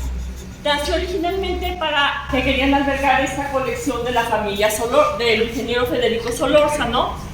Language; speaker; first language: Spanish; native; Spanish